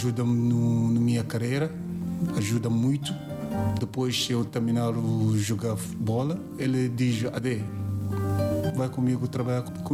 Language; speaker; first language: Portuguese; non-native, learner; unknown